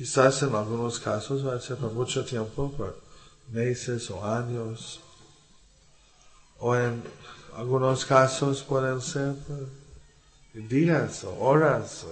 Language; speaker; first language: Spanish; non-native, learner; English